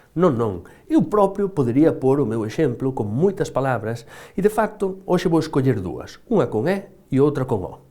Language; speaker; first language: Galician; native; Galician